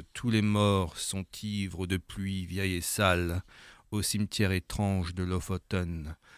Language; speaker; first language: French; native; French